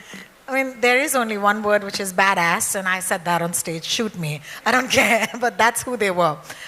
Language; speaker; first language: English; non-native, local second language; Hindi